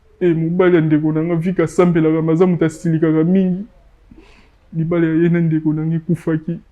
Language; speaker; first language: Lingala; non-native, local second language; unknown